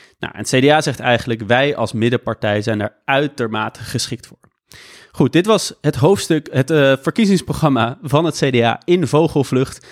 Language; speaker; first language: Dutch; native; Dutch